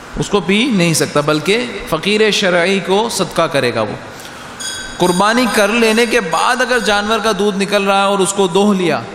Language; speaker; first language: Urdu; native; Urdu